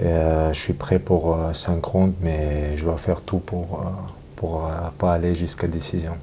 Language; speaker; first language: French; non-native, learner; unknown